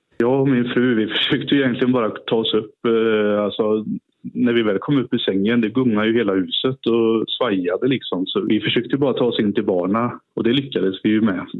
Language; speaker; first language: Swedish; native; Swedish